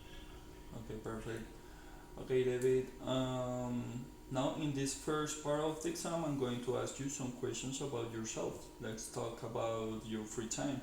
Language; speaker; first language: English; non-native, learner; Spanish